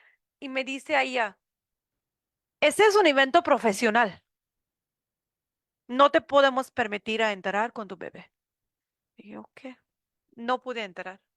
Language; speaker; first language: Spanish; non-native, learner; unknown